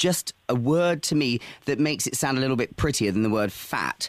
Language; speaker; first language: English; native; English